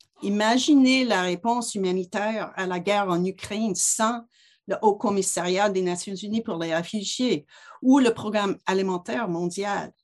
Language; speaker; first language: French; non-native, local second language; English